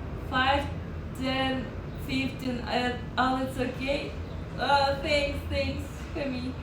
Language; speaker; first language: English; non-native, learner; Russian